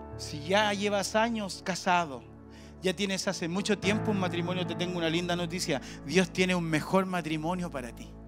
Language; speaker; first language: Spanish; native; Spanish